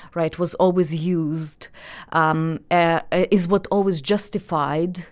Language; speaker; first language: English; non-native, fluent; Russian